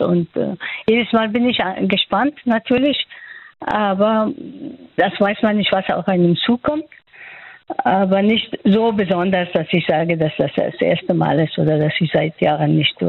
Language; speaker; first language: German; non-native, fluent; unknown